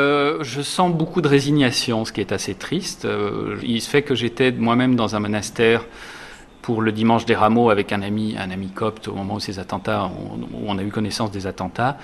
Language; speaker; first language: French; native; French